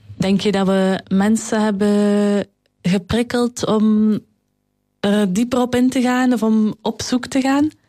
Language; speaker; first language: Dutch; native; Dutch